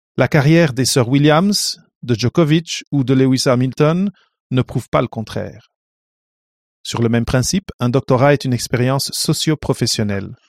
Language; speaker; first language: French; native; French